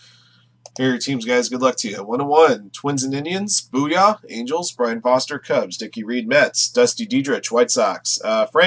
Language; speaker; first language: English; native; English